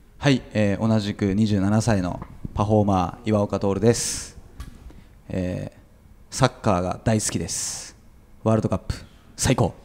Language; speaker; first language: Japanese; native; Japanese